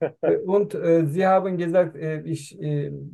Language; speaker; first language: German; non-native, learner; Turkish